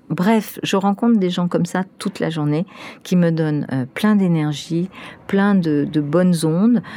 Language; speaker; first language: French; early bilingual, other home language; Spanish